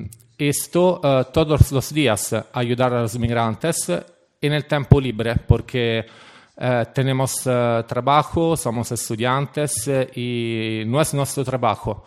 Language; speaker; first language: Spanish; non-native, fluent; Italian